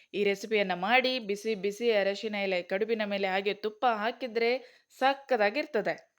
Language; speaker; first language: Kannada; non-native, local second language; Konkani